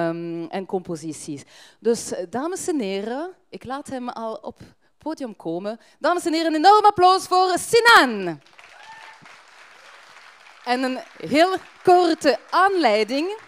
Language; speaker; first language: Dutch; non-native, fluent; French